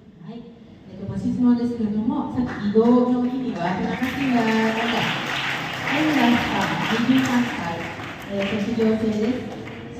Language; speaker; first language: Japanese; non-native, fluent; Indonesian